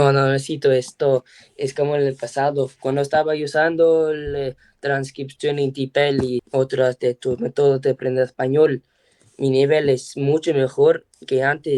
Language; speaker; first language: Spanish; non-native, learner; English